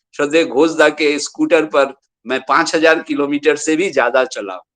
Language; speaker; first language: Hindi; non-native, local second language; Bangla